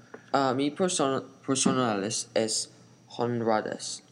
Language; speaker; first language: Spanish; non-native, learner; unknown